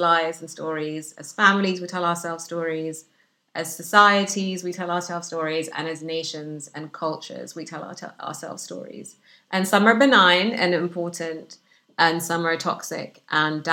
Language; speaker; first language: English; non-native, fluent; Arabic